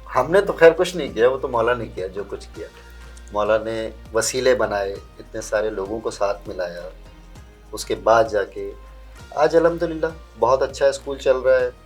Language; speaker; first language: Urdu; native; Urdu